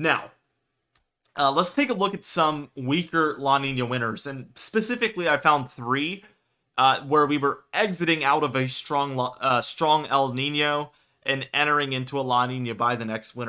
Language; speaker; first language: English; native; English